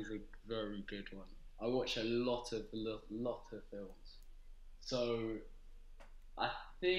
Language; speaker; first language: English; native; English